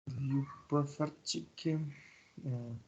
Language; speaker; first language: English; non-native, learner; Spanish